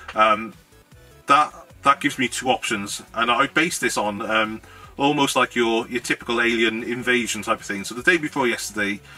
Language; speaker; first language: English; native; English